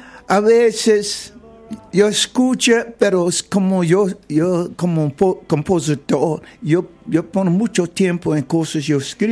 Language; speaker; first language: Spanish; non-native, learner; English